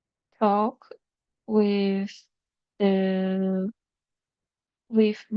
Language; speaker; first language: English; non-native, learner; Portuguese